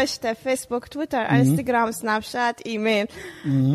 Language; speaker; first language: German; non-native, learner; Arabic